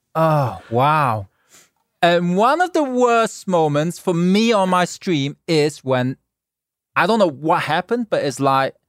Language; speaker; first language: English; non-native, local second language; Cantonese